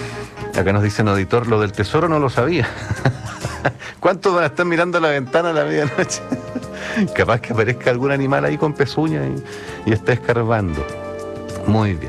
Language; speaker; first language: Spanish; native; Spanish